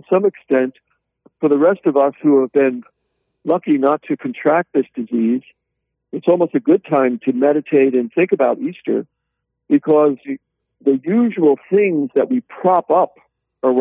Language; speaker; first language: English; native; English